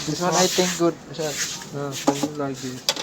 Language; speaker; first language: English; non-native, learner; Filipino